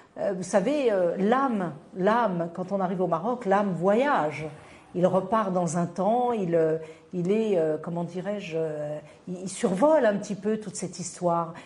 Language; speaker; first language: French; non-native, local second language; Arabic